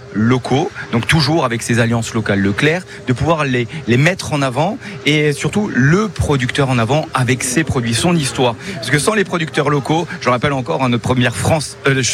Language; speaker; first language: French; native; French